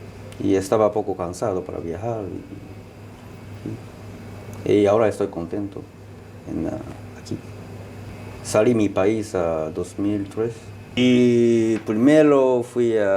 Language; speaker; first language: Spanish; non-native, learner; Japanese